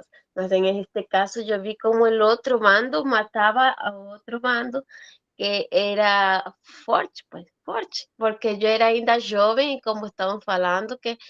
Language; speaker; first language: Portuguese; non-native, fluent; Spanish